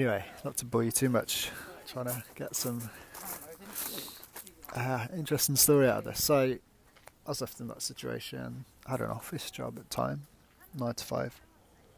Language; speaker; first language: English; native; English